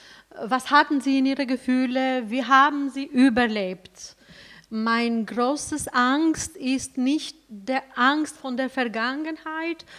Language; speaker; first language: German; non-native, fluent; Albanian